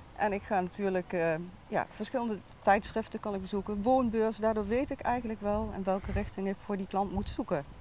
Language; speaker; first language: Dutch; native; Dutch